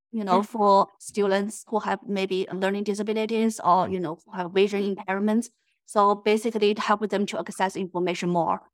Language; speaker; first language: English; non-native, fluent; Chinese